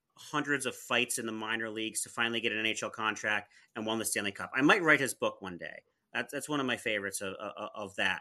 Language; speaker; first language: English; early bilingual, other home language; Italian